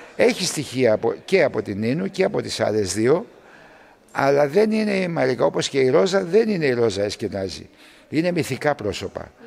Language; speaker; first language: Greek; early bilingual, heritage; Greek